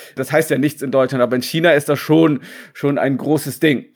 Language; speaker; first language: German; native; German